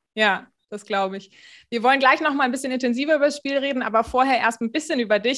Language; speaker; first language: German; native; German